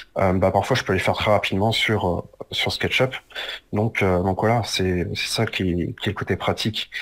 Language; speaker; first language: French; native; French